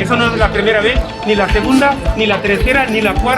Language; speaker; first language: Spanish; non-native, learner; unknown